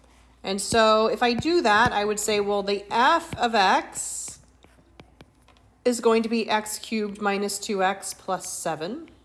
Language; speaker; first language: English; native; English